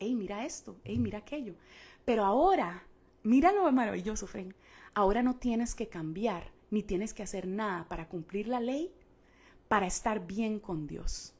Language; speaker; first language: Spanish; native; Spanish